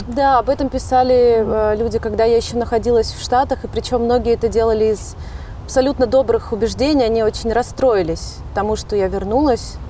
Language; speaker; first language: Russian; native; Russian